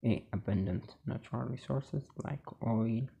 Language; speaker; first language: English; non-native, local second language; Amharic